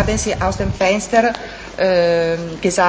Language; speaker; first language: German; non-native, fluent; Italian